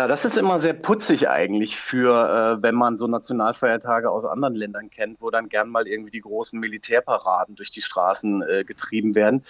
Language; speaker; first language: German; native; German